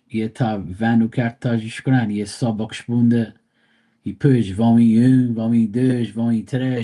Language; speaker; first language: Portuguese; early bilingual, heritage; Portuguese